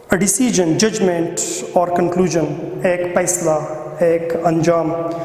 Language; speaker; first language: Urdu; non-native, local second language; Pashto